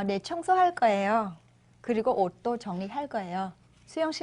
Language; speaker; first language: Korean; non-native, fluent; Vietnamese